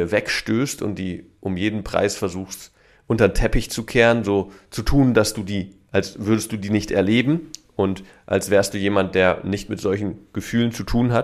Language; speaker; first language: German; native; German